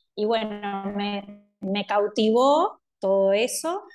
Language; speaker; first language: Spanish; native; Spanish